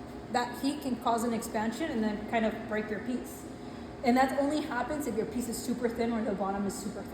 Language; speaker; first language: English; native; English